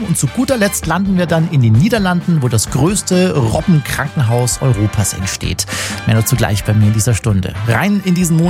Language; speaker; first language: German; native; German